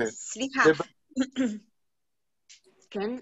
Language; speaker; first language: Hebrew; non-native, learner; Polish